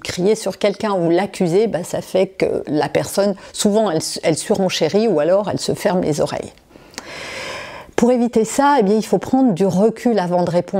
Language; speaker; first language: French; native; French